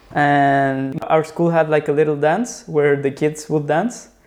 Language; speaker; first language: English; non-native, fluent; Spanish